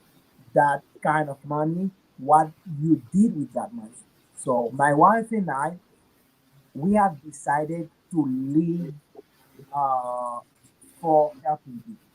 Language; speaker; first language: English; non-native, learner; Haitian Creole